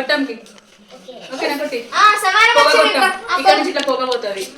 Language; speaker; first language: Telugu; native; Telugu